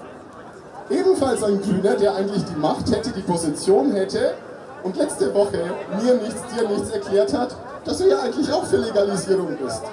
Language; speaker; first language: German; native; German